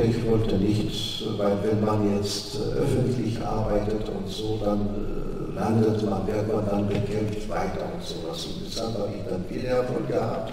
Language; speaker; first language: German; non-native, fluent; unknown